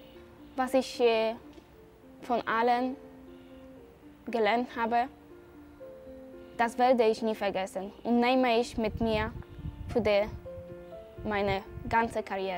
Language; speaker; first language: German; non-native, fluent; Polish